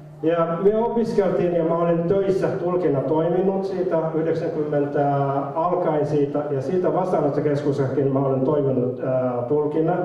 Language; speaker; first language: Finnish; non-native, fluent; Somali